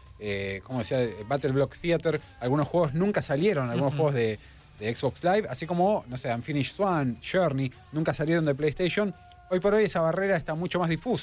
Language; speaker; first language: Spanish; native; Spanish